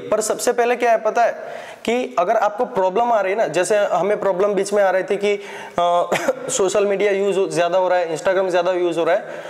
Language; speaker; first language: Hindi; non-native, local second language; Gujarati